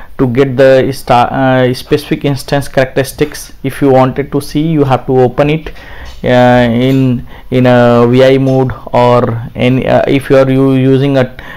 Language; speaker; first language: English; non-native, local second language; Hindi